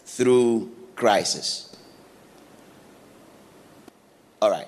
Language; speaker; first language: English; non-native, local second language; Akan